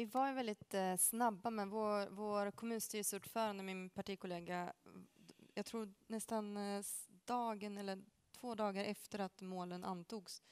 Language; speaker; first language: Swedish; native; Swedish